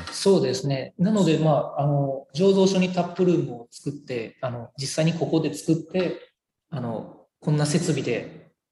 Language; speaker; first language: Japanese; native; Japanese